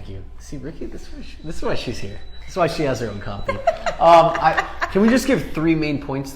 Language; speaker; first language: English; native; English